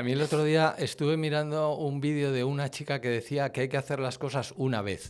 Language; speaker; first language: Spanish; native; Spanish